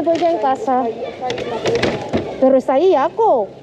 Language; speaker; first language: Spanish; non-native, learner; Filipino